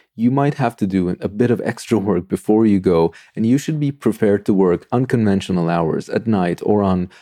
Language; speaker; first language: English; non-native, fluent; Turkish